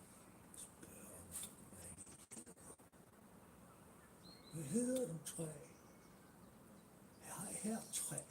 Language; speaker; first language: Danish; non-native, local second language; Kalaallisut